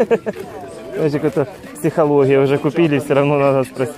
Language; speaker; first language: Russian; native; Russian